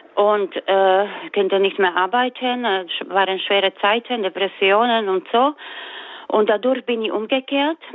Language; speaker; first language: German; non-native, learner; Croatian